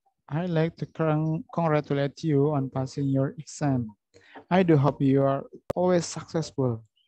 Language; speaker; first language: English; non-native, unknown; Indonesian